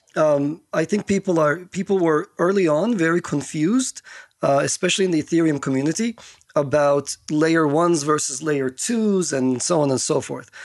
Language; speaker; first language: English; non-native, fluent; Turkish